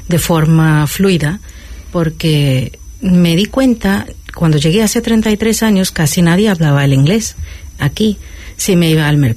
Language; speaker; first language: Spanish; non-native, fluent; Sindhi